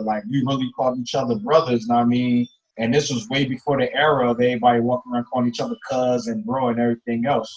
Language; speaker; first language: English; native; English